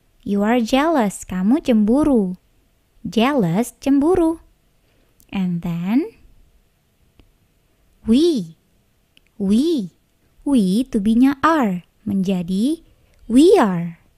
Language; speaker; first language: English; non-native, fluent; Indonesian